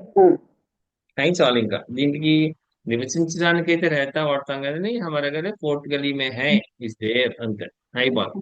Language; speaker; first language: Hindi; non-native, local second language; Telugu